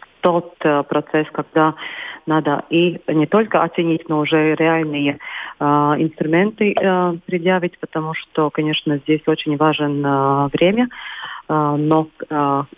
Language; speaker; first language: Russian; non-native, local second language; Latvian